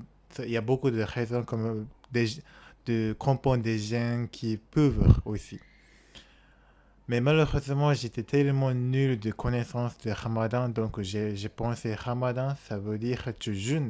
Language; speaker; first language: French; non-native, learner; Japanese